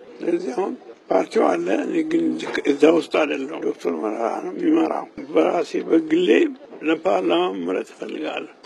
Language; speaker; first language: Amharic; non-native, local second language; Oromo